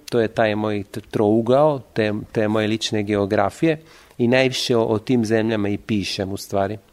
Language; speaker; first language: Serbian; non-native, fluent; Italian